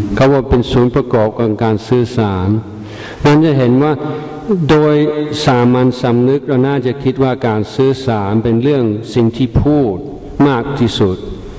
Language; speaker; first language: Thai; non-native, fluent; English